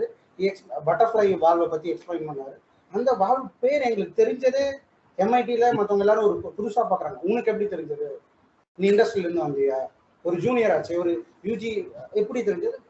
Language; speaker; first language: Tamil; native; Tamil